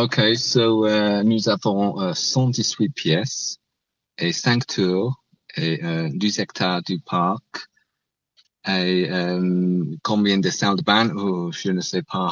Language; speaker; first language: French; non-native, learner; English